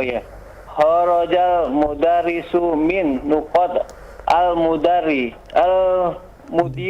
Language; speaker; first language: Arabic; non-native, learner; Indonesian